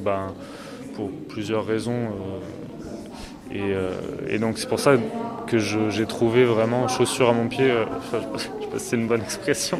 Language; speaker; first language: French; native; French